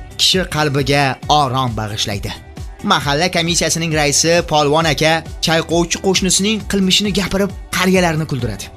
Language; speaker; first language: Uzbek; native; Uzbek